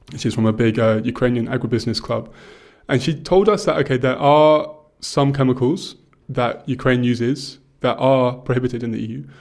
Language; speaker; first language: English; native; English